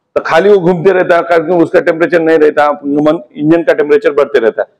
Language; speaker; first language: Hindi; non-native, local second language; Marathi